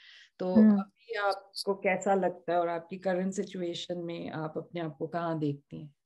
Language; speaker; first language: Hindi; native; Hindi